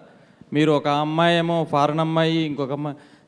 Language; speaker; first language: Telugu; native; Telugu